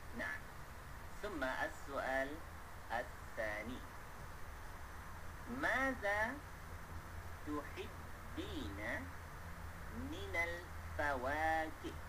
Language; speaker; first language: Arabic; non-native, fluent; Malay